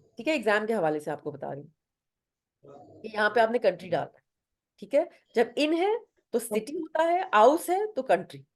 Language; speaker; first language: Urdu; non-native, local second language; Punjabi